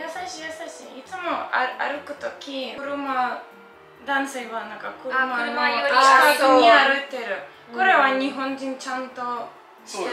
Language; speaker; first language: Japanese; non-native, learner; Russian